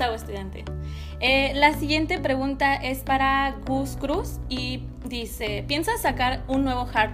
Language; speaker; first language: Spanish; native; Spanish